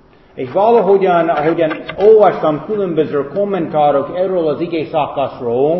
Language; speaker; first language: Hungarian; non-native, fluent; English